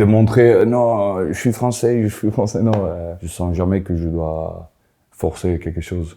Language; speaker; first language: French; non-native, fluent; Afrikaans